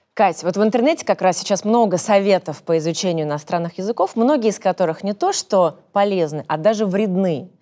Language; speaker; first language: Russian; native; Russian